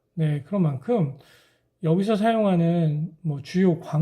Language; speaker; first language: Korean; native; Korean